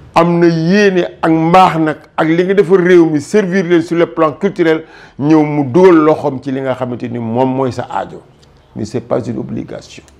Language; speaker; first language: French; non-native, local second language; Wolof